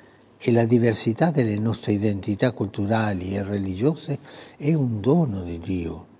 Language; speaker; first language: Italian; non-native, fluent; Spanish